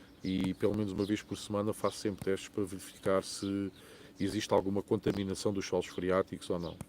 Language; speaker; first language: Portuguese; native; Portuguese